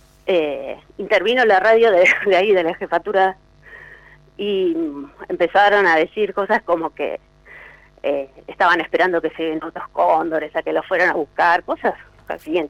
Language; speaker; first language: Spanish; native; Spanish